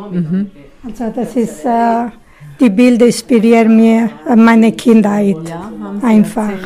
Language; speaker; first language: German; non-native, learner; Italian